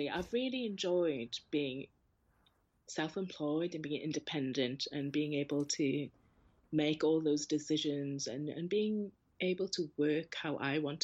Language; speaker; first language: English; native; English